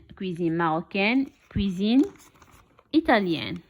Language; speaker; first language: French; non-native, local second language; Arabic